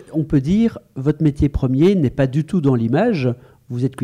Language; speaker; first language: French; native; French